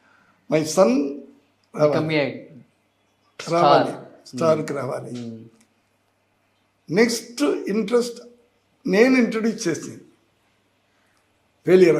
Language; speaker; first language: Telugu; non-native, learner; Tamil